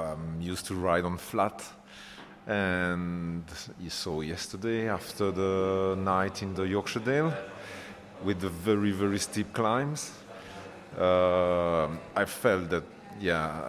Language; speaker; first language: English; non-native, fluent; French